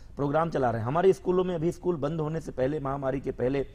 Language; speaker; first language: Hindi; native; Hindi